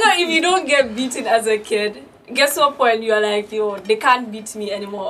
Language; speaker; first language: English; non-native, local second language; Wolof